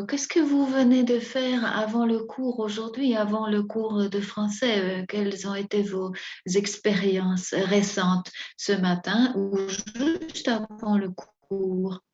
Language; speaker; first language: French; non-native, fluent; Spanish